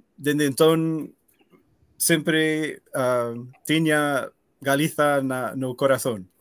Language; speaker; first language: Galician; non-native, fluent; English